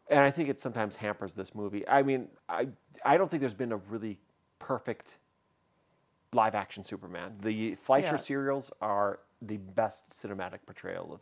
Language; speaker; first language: English; native; English